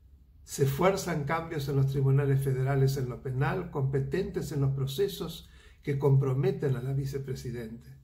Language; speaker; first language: Spanish; native; Spanish